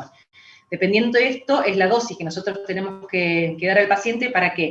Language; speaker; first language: Spanish; native; Spanish